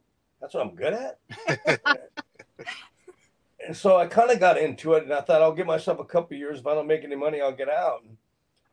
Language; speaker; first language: English; native; English